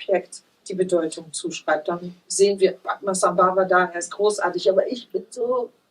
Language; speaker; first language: German; native; German